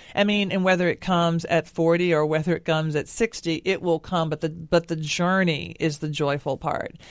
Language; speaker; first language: English; native; English